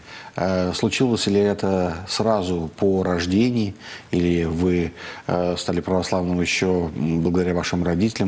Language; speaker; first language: Russian; native; Russian